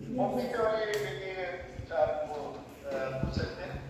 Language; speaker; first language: Hindi; non-native, local second language; Kannada